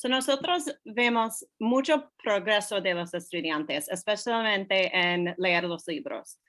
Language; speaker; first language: Spanish; non-native, learner; English